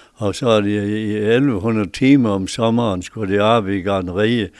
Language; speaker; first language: Danish; native; Danish